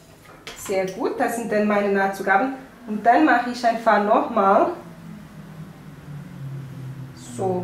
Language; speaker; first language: German; non-native, fluent; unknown